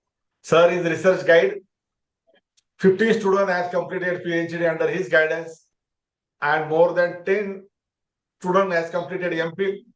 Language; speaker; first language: English; non-native, local second language; Marathi